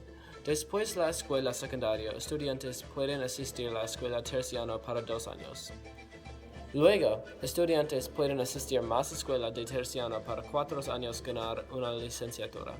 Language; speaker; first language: Spanish; non-native, learner; English